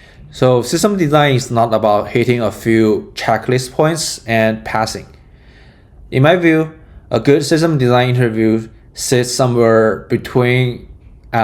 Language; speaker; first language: English; non-native, fluent; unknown